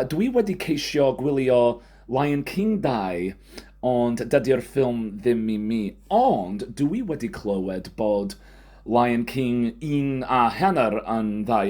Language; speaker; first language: Welsh; non-native, fluent; English